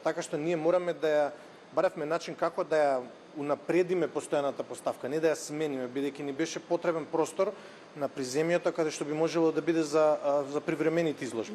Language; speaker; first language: Macedonian; native; Macedonian